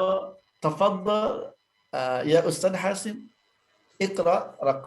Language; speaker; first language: Arabic; non-native, fluent; Indonesian